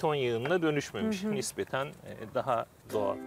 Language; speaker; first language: Turkish; native; Turkish